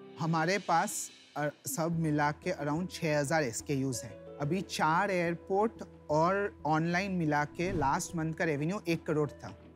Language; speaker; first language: Hindi; non-native, local second language; Bangla